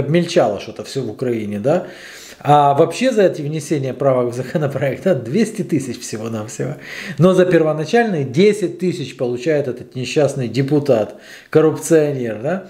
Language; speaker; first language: Russian; native; Russian